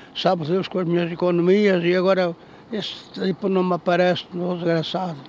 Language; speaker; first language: Portuguese; native; Portuguese